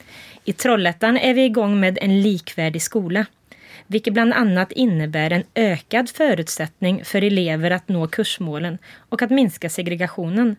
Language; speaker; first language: Swedish; native; Swedish